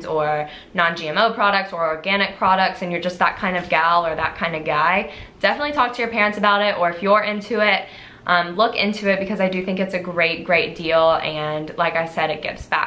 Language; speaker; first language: English; native; English